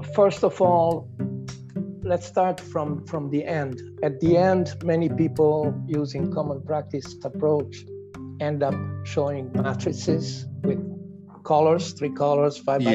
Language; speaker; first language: English; non-native, fluent; Italian